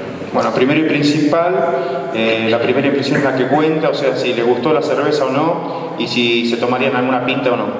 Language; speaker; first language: Spanish; native; Spanish